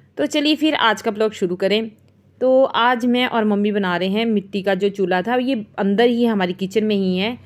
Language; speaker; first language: Hindi; non-native, local second language; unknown